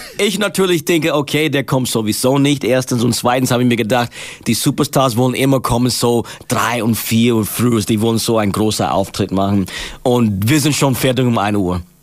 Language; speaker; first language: German; non-native, fluent; English